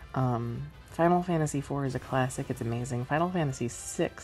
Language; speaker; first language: English; native; English